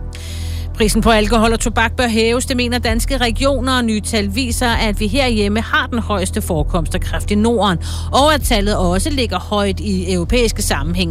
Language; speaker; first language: Danish; native; Danish